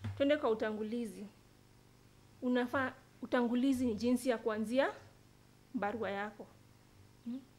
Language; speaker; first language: Swahili; non-native, local second language; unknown